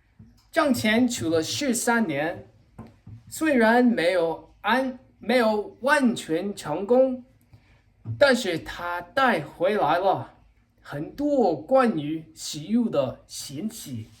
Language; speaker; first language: Chinese; non-native, learner; English